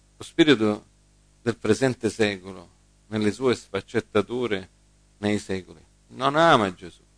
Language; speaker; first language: Italian; early bilingual, heritage; English